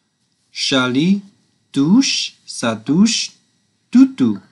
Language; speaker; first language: French; non-native, learner; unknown